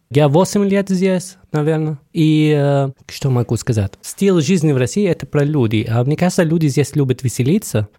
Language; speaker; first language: Russian; non-native, fluent; Arabic